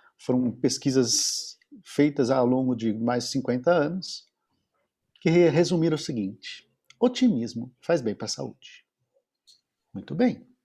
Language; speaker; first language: Portuguese; native; Portuguese